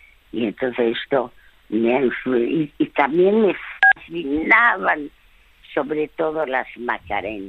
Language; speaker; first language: Spanish; early bilingual, other home language; French